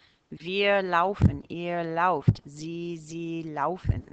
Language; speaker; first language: German; non-native, fluent; English